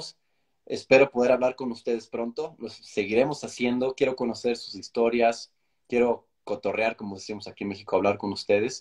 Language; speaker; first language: Spanish; native; Spanish